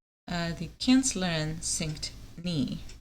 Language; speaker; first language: German; non-native, learner; English